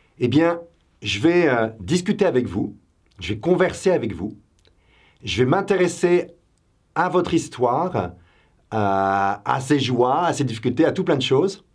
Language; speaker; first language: French; native; French